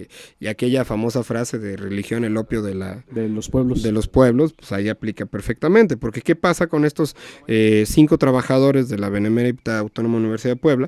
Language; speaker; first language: Spanish; native; Spanish